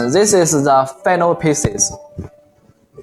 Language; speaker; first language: English; non-native, learner; Chinese